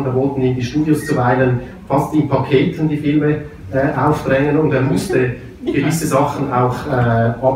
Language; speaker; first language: German; native; German